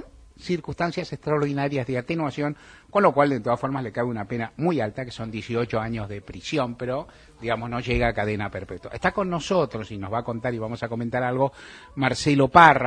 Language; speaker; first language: Spanish; native; Spanish